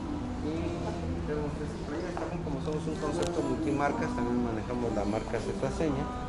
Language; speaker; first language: Spanish; native; Spanish